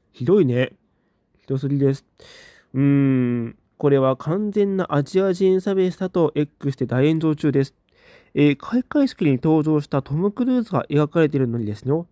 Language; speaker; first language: Japanese; native; Japanese